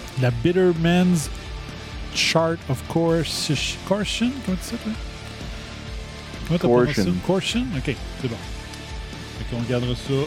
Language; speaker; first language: French; native; French